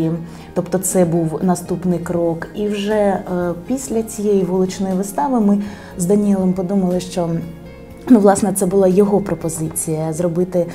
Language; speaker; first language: Ukrainian; native; Ukrainian